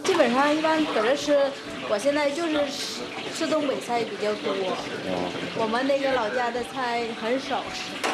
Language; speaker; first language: Chinese; non-native, fluent; Vietnamese